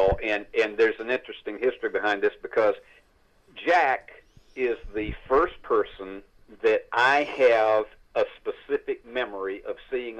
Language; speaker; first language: English; native; English